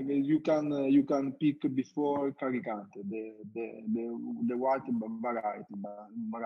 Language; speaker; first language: English; non-native, learner; Italian